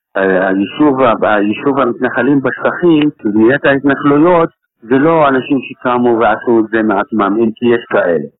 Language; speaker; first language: Hebrew; non-native, fluent; Arabic